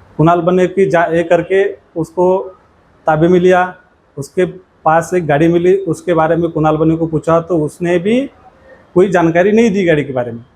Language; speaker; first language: Hindi; non-native, local second language; Marathi